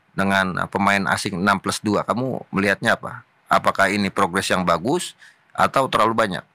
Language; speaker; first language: Indonesian; native; Indonesian